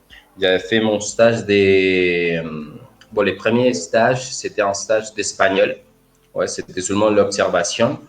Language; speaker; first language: French; non-native, fluent; Spanish